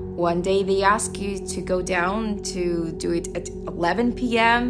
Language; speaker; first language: English; non-native, fluent; Russian